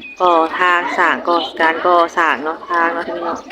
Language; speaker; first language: Thai; non-native, local second language; Lao